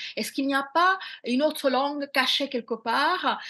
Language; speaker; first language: French; non-native, fluent; Bangla